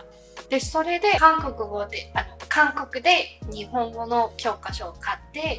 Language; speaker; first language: Japanese; non-native, fluent; Afrikaans